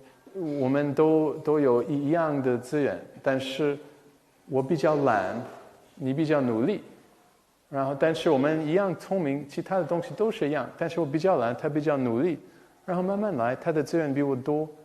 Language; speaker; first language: Chinese; non-native, fluent; English